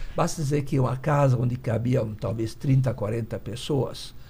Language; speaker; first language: Portuguese; early bilingual, other home language; Hungarian